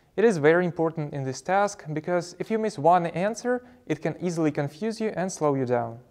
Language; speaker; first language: English; non-native, fluent; Ukrainian